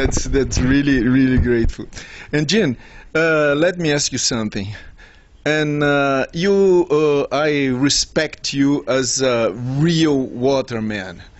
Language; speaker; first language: English; non-native, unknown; Portuguese